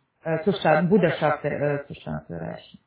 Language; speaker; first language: German; non-native, fluent; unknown